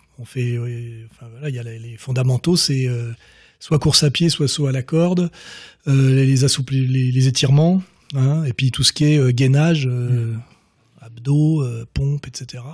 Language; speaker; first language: French; native; French